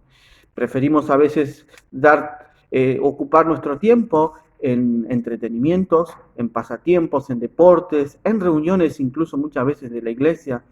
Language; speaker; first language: Spanish; native; Spanish